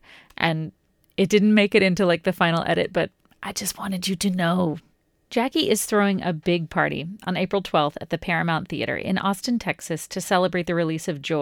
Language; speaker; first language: English; native; English